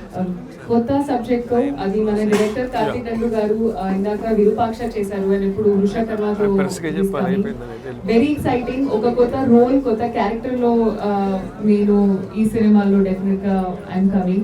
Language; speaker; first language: Telugu; non-native, fluent; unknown